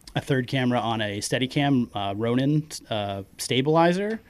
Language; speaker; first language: English; native; English